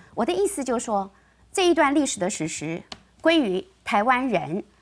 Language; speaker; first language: Chinese; native; Chinese